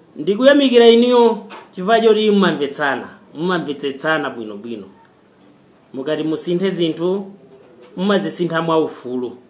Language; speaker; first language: Nyanja; non-native, fluent; Kinyarwanda